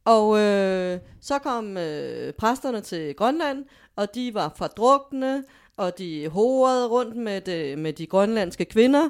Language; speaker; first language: Danish; native; Danish